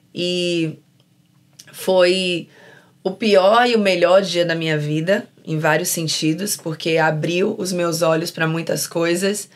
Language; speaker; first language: Portuguese; native; Portuguese